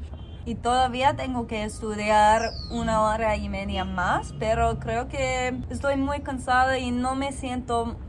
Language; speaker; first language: Spanish; non-native, learner; English